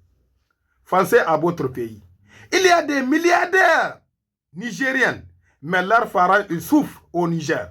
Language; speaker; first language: French; non-native, local second language; Hausa